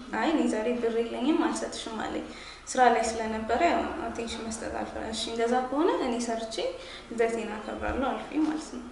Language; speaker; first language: Amharic; native; Amharic